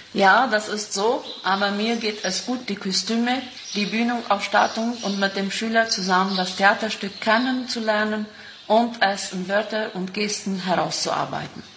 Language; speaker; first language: German; non-native, local second language; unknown